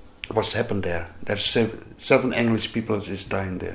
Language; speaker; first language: English; non-native, learner; Dutch